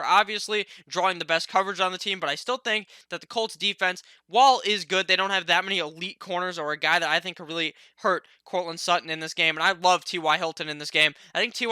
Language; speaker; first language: English; native; English